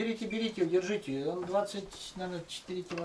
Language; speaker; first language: Russian; native; Russian